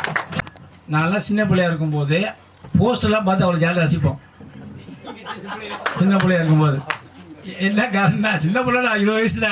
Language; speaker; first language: Tamil; native; Tamil